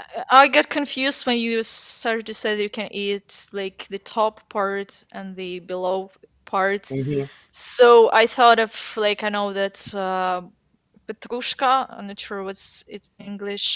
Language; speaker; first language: English; non-native, fluent; Ukrainian